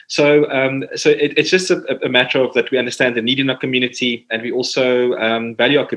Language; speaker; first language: English; non-native, local second language; Afrikaans